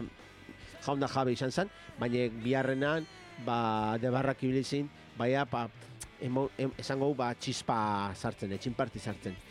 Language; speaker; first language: Basque; native; Basque